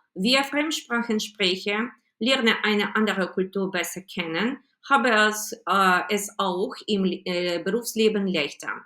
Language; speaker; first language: German; non-native, fluent; Ukrainian